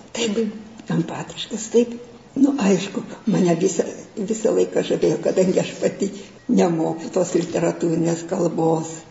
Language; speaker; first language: Lithuanian; native; Lithuanian